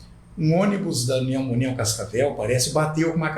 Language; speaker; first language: Portuguese; native; Portuguese